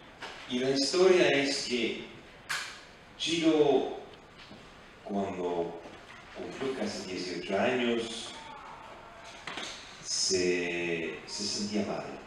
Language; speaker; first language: Spanish; non-native, fluent; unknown